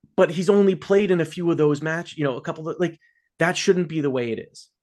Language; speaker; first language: English; native; English